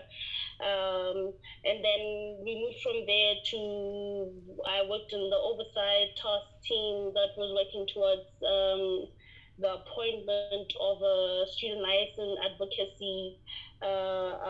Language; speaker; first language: English; non-native, local second language; Northern Sotho